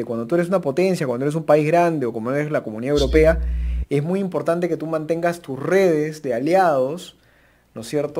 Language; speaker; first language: Spanish; native; Spanish